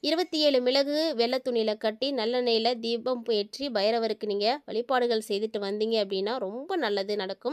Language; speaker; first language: Tamil; native; Tamil